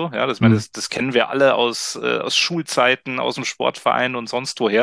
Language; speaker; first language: German; native; German